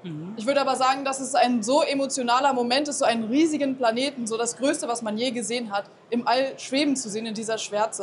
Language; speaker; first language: German; native; German